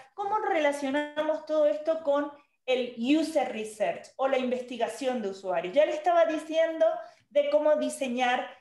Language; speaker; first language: Spanish; native; Spanish